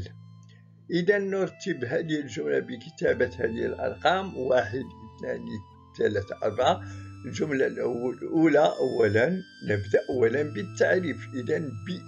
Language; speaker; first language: Arabic; native; Arabic